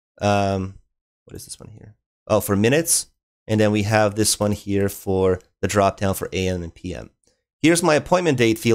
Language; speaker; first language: English; native; English